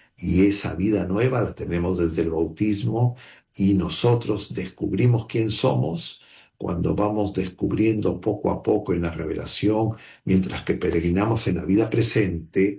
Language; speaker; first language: Spanish; native; Spanish